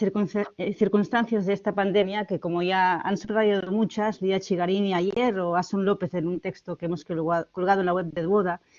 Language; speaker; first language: Spanish; native; Spanish